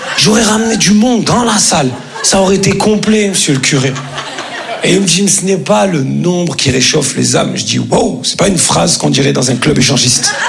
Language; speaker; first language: French; early bilingual, other home language; Arabic